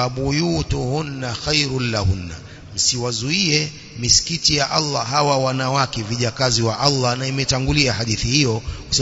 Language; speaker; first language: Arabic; non-native, fluent; Swahili